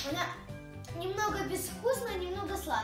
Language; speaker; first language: Russian; native; Russian